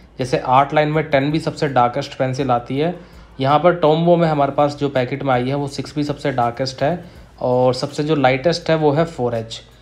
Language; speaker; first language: Hindi; native; Hindi